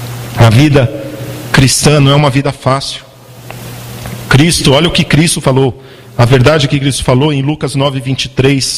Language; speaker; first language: Portuguese; native; Portuguese